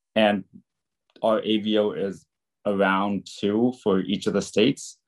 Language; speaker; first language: English; native; English